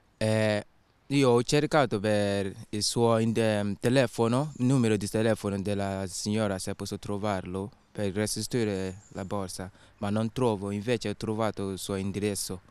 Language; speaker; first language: Italian; non-native, learner; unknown